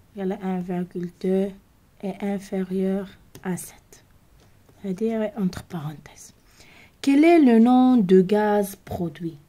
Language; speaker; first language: French; non-native, local second language; Arabic